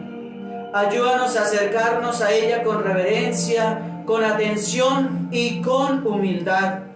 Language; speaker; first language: Spanish; native; Spanish